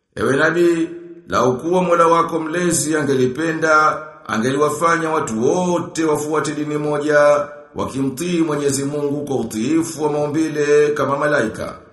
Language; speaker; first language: Swahili; native; Swahili